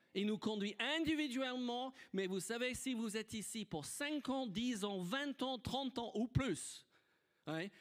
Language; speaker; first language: French; non-native, fluent; English